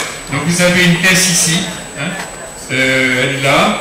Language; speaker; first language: French; native; French